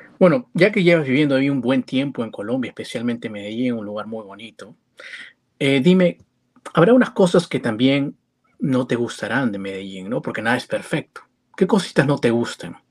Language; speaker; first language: Spanish; native; Spanish